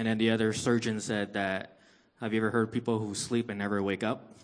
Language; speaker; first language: English; early bilingual, other home language; Persian